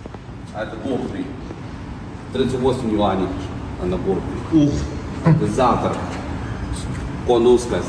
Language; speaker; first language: Russian; non-native, learner; Chinese